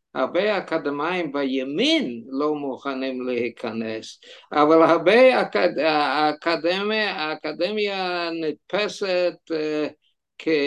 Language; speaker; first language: Hebrew; non-native, fluent; English